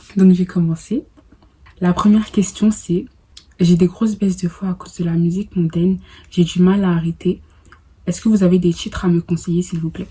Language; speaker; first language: French; early bilingual, other home language; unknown